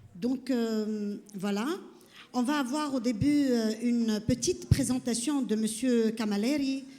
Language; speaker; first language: French; non-native, local second language; Arabic